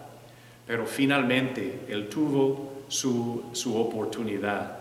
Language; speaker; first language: Spanish; non-native, fluent; English